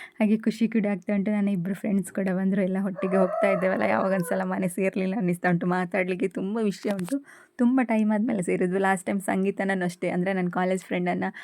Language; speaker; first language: Kannada; native; Kannada